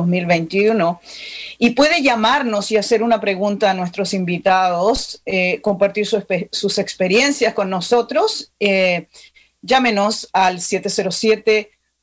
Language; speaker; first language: Spanish; native; Spanish